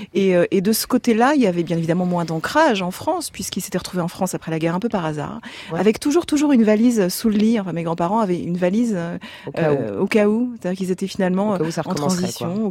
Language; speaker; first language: French; native; French